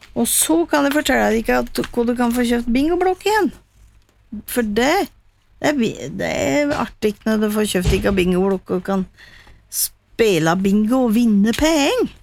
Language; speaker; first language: Norwegian; native; Norwegian